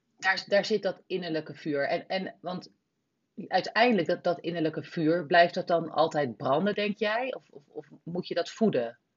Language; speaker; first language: Dutch; native; Dutch